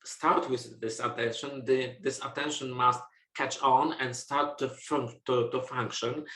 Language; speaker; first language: English; non-native, fluent; Polish